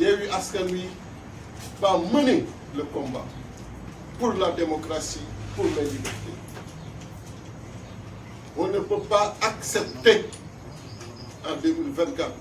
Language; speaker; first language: French; non-native, local second language; Wolof